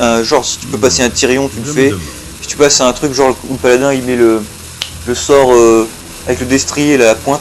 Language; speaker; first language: French; native; French